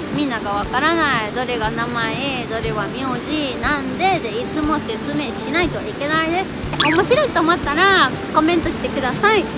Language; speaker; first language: Japanese; non-native, learner; Spanish